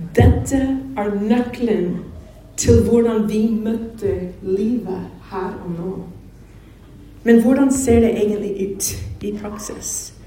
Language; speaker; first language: Norwegian; non-native, fluent; English